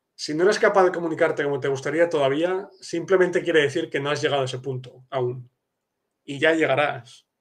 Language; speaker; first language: Spanish; native; Spanish